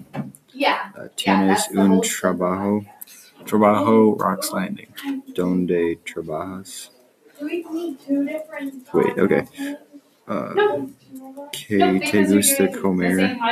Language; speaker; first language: Spanish; non-native, learner; English